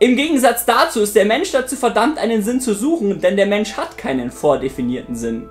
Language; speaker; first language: German; native; German